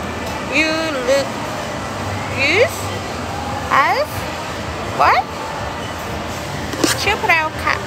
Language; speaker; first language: English; non-native, learner; Thai